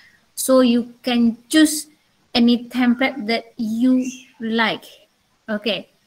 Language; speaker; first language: English; non-native, learner; Indonesian